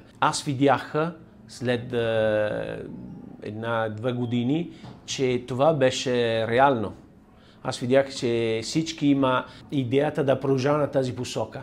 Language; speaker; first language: Bulgarian; non-native, learner; Italian